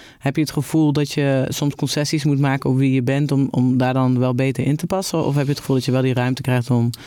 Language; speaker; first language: Dutch; native; Dutch